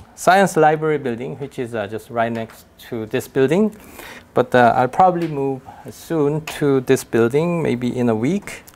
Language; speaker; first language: English; non-native, fluent; Korean